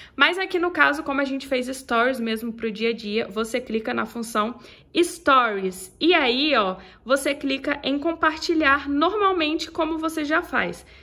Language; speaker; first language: Portuguese; native; Portuguese